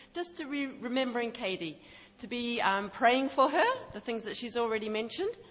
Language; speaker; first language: English; native; English